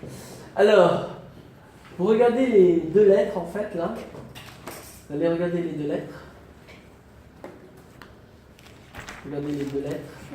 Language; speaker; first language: French; non-native, fluent; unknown